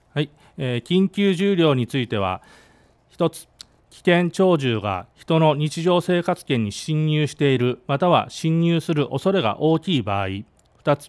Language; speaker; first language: Japanese; native; Japanese